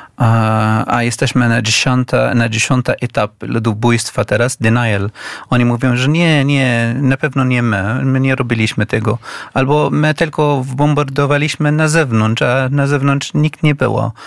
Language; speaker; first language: Polish; non-native, fluent; Arabic